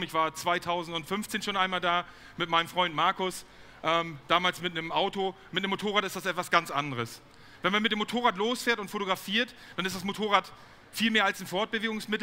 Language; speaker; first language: German; native; German